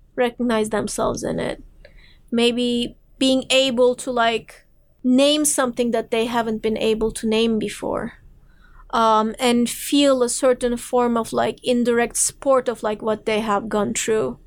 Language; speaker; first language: English; non-native, fluent; Turkish